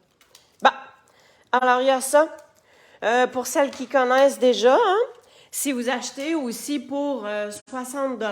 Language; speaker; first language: French; native; French